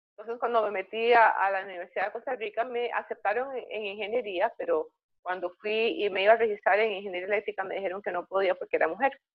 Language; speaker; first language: Spanish; native; Spanish